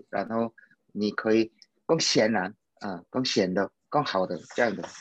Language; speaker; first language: Chinese; non-native, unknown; Korean